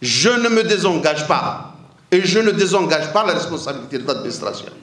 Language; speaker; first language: French; non-native, local second language; Arabic